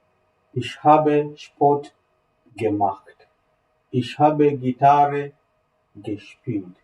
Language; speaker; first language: German; non-native, fluent; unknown